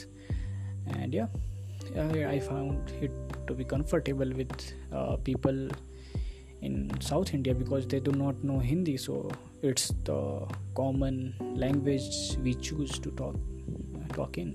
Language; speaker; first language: English; non-native, local second language; Hindi